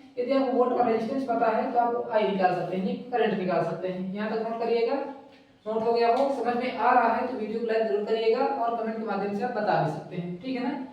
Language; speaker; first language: Hindi; native; Hindi